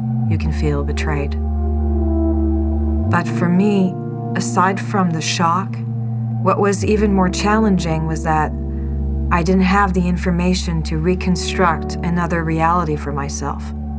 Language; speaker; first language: English; non-native, fluent; French